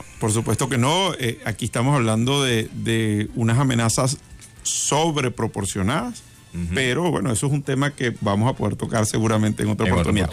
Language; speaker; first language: Spanish; native; Spanish